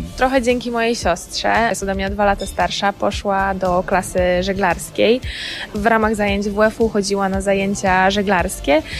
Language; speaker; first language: Polish; native; Polish